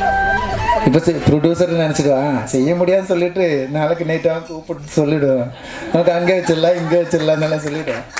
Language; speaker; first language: Tamil; non-native, local second language; Malayalam